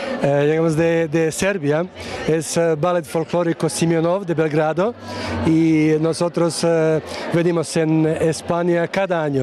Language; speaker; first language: Spanish; non-native, learner; Serbian